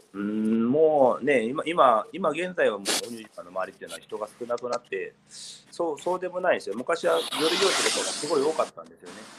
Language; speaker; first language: Japanese; native; Japanese